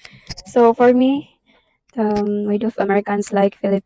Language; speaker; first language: English; non-native, learner; Cebuano